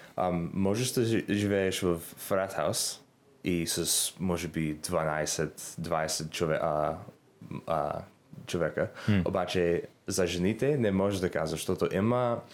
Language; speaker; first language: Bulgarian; non-native, learner; English